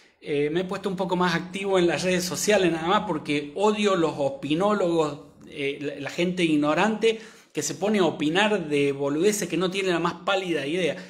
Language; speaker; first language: Spanish; native; Spanish